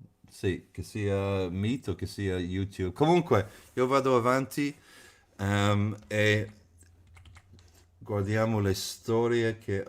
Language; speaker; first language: Italian; non-native, fluent; English